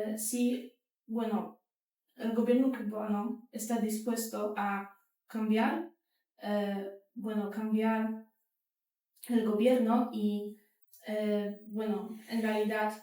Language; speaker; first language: Spanish; non-native, fluent; Polish